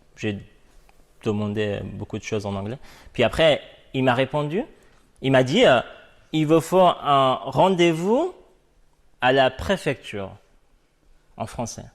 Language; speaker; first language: French; non-native, fluent; Persian